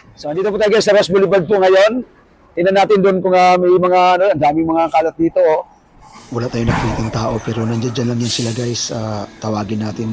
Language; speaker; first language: Filipino; native; Filipino